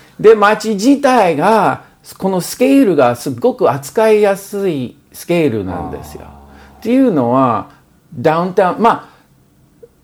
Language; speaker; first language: Japanese; non-native, fluent; English